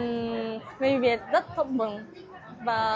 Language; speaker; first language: Vietnamese; non-native, learner; Japanese